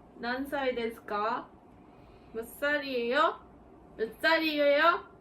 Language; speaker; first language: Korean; native; Korean